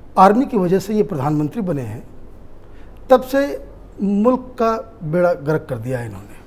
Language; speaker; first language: Hindi; native; Hindi